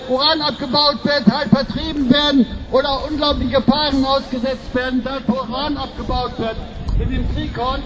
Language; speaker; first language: German; native; German